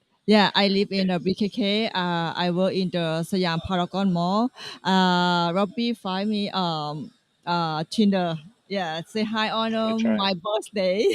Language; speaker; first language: English; non-native, learner; Thai